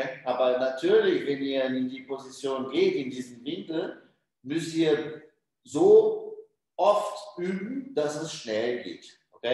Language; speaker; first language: German; non-native, fluent; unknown